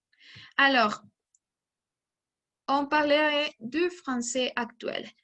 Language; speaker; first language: French; non-native, learner; Spanish